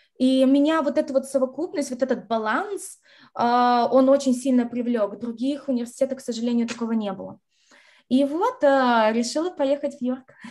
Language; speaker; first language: Russian; native; Russian